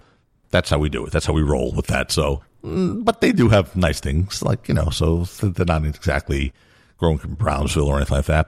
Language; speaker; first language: English; native; English